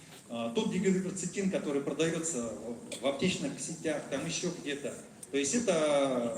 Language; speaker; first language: Russian; native; Russian